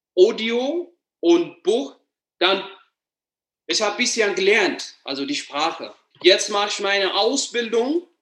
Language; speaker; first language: German; non-native, learner; Amharic